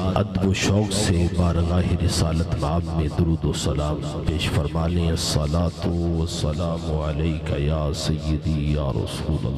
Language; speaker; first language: Urdu; non-native, local second language; Punjabi